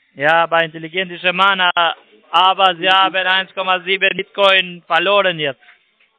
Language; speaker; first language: German; non-native, learner; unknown